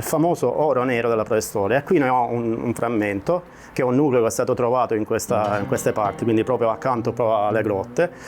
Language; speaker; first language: Italian; native; Italian